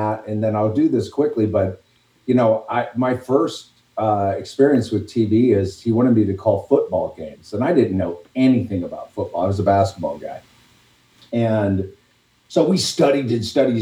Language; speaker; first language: English; native; English